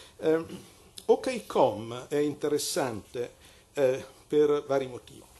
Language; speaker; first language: Italian; native; Italian